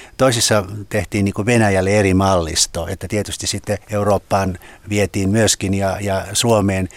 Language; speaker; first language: Finnish; native; Finnish